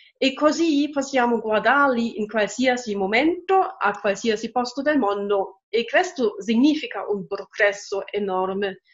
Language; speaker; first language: Italian; non-native, fluent; German